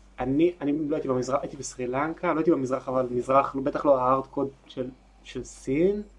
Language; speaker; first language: Hebrew; native; Hebrew